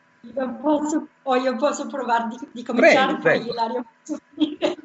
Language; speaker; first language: Italian; non-native, fluent; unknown